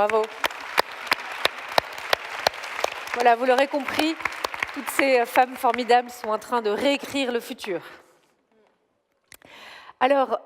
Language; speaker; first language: French; native; French